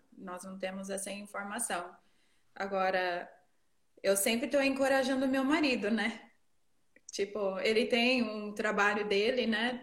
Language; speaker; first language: Portuguese; non-native, fluent; English